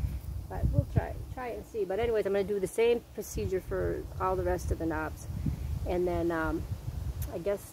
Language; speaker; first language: English; native; English